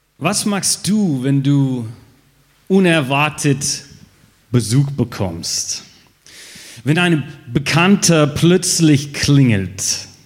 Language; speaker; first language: German; non-native, fluent; English